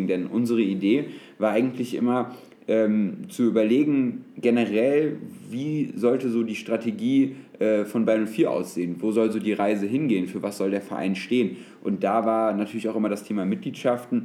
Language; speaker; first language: German; native; German